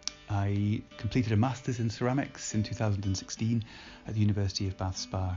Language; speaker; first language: English; native; English